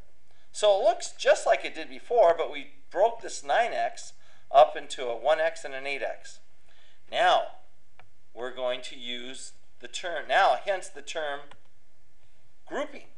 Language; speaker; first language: English; native; English